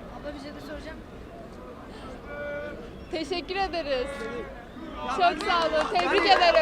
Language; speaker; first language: Turkish; native; Turkish